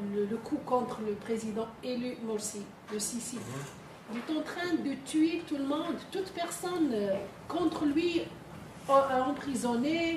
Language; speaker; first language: French; non-native, fluent; Filipino